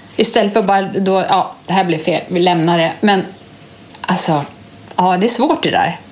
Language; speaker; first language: Swedish; native; Swedish